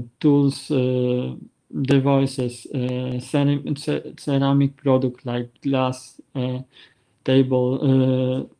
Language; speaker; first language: English; non-native, learner; Polish